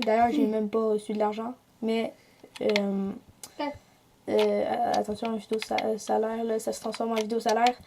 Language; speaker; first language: French; native; French